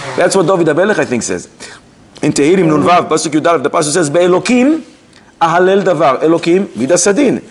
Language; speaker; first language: English; native; English